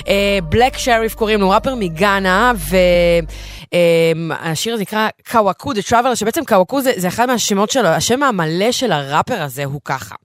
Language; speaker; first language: Hebrew; native; Hebrew